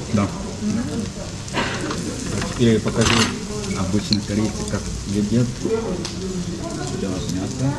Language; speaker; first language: Russian; non-native, fluent; Korean